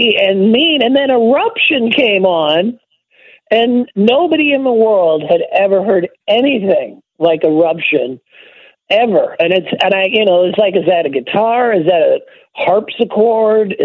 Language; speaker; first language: English; native; English